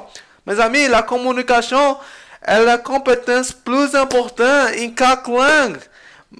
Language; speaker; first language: French; non-native, learner; Portuguese